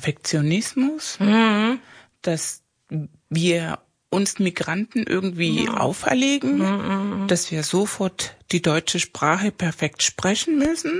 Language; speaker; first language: German; non-native, fluent; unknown